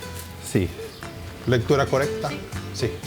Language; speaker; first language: Spanish; non-native, learner; Polish